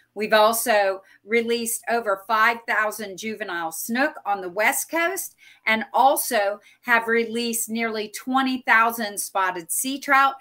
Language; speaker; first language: English; native; English